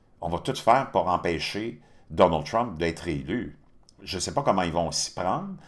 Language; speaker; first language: French; native; French